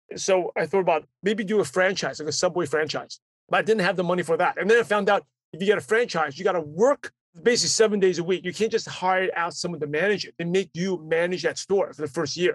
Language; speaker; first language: English; early bilingual, other home language; Cantonese